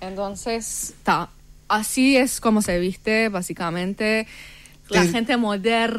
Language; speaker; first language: Spanish; non-native, fluent; Persian